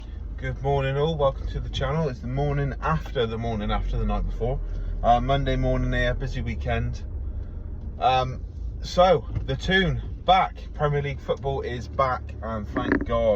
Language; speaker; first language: English; native; English